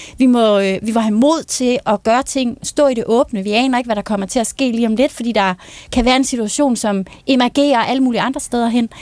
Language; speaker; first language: Danish; native; Danish